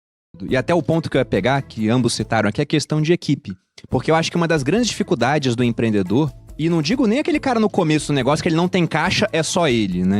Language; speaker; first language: Portuguese; native; Portuguese